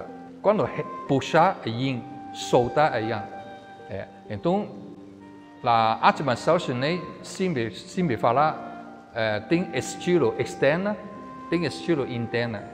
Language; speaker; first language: Portuguese; non-native, learner; Chinese